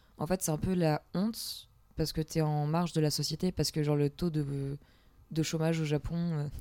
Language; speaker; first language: French; native; French